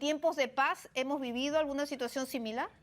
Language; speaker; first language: Spanish; native; Spanish